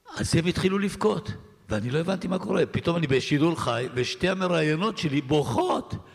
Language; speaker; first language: Hebrew; early bilingual, other home language; Arabic